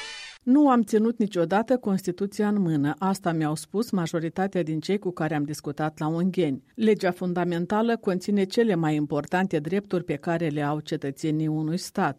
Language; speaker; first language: Romanian; native; Romanian